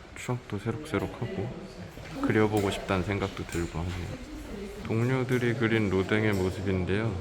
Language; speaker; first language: Korean; native; Korean